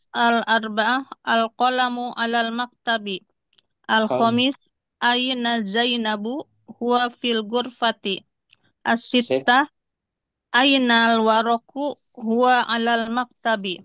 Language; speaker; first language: Arabic; non-native, learner; Indonesian